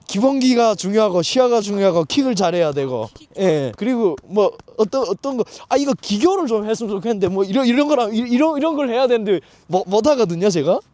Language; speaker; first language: Korean; native; Korean